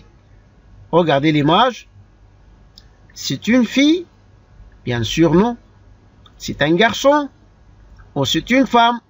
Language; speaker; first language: French; non-native, fluent; Arabic